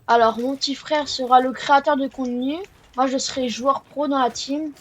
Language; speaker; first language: French; native; French